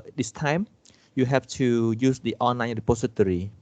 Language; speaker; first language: English; non-native, fluent; Khmer